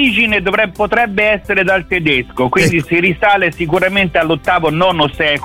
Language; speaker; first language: Italian; native; Italian